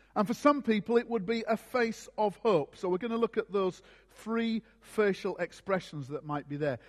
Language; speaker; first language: English; native; English